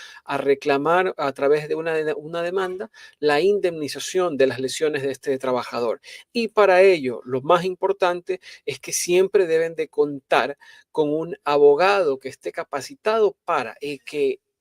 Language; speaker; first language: Spanish; native; Spanish